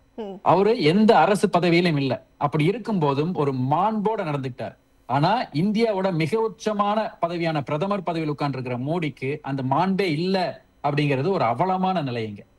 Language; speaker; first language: Tamil; native; Tamil